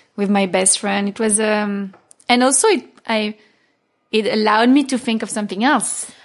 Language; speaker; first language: English; non-native, fluent; French